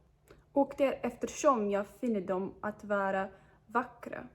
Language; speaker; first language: Swedish; non-native, fluent; Yiddish